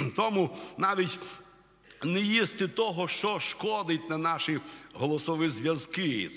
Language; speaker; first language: Ukrainian; native; Ukrainian